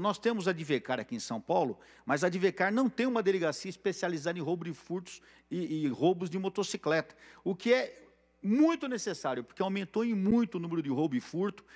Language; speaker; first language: Portuguese; native; Portuguese